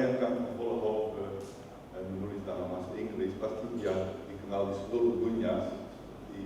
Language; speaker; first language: Indonesian; non-native, fluent; Dutch